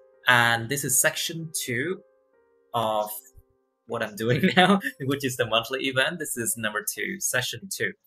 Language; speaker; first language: English; non-native, fluent; Vietnamese